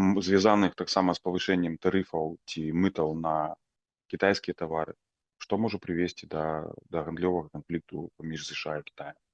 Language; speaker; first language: Belarusian; native; Belarusian